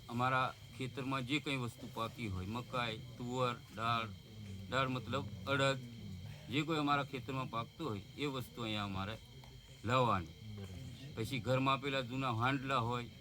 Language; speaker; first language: Gujarati; non-native, local second language; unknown